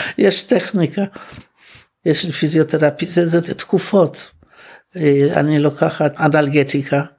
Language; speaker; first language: Hebrew; non-native, fluent; Polish